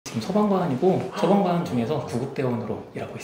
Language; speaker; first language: Korean; native; Korean